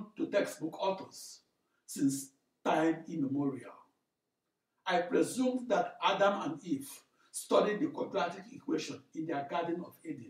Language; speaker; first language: English; non-native, local second language; Igbo